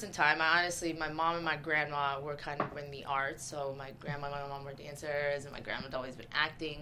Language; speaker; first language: English; native; English